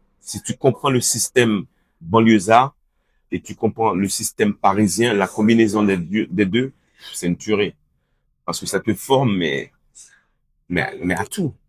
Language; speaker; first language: French; early bilingual, other home language; Haitian Creole